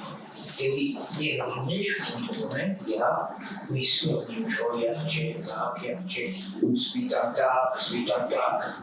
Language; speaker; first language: Slovak; non-native, learner; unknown